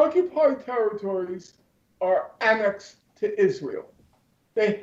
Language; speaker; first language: English; native; English